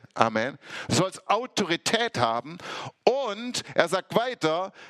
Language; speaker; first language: German; native; German